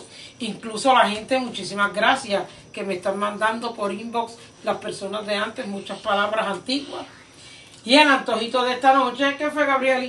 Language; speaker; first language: Spanish; native; Spanish